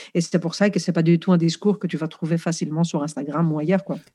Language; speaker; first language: French; non-native, fluent; Greek